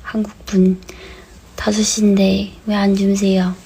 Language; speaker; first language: Korean; early bilingual, heritage; English